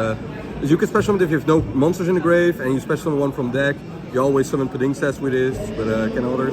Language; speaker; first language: English; non-native, fluent; Dutch